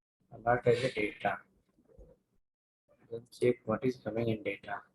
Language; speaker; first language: English; non-native, local second language; Telugu